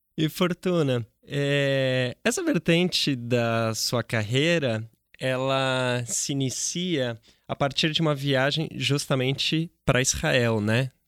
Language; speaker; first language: Portuguese; native; Portuguese